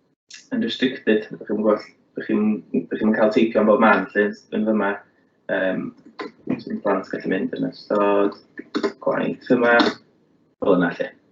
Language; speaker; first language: Welsh; native; Welsh